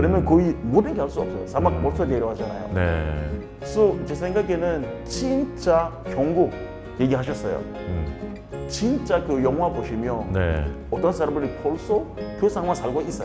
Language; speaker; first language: Korean; non-native, learner; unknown